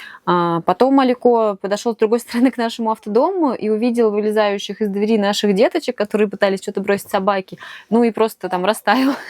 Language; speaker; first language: Russian; native; Russian